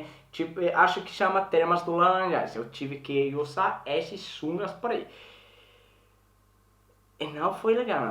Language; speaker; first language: Portuguese; non-native, learner; Swedish